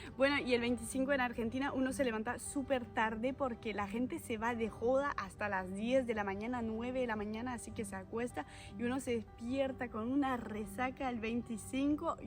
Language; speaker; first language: Spanish; non-native, fluent; French